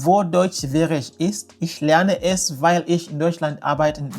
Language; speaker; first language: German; non-native, fluent; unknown